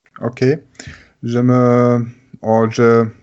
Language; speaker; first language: French; non-native, learner; German